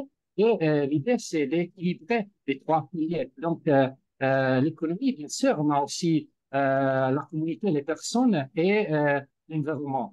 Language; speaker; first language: French; non-native, fluent; Italian